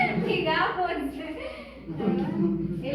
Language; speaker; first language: Spanish; native; Spanish